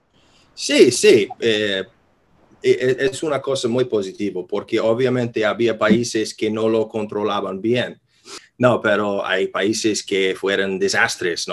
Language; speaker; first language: Spanish; non-native, fluent; English